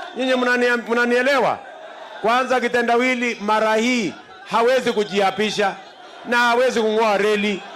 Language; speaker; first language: Swahili; non-native, local second language; Kalenjin